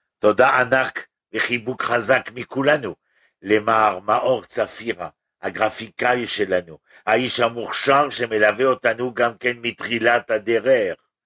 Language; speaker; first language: Hebrew; non-native, fluent; French